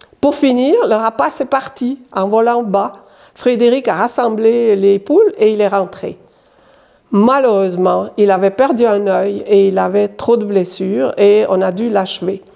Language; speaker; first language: French; native; French